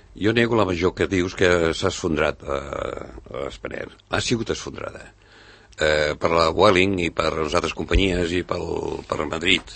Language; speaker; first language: Catalan; native; Catalan